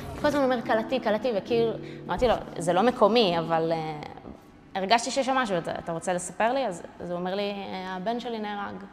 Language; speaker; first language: Hebrew; early bilingual, other home language; Russian